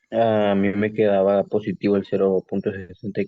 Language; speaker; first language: Spanish; native; Spanish